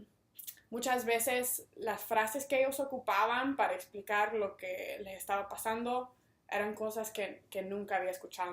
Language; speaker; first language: Spanish; non-native, local second language; English